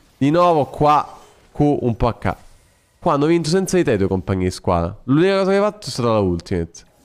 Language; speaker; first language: Italian; native; Italian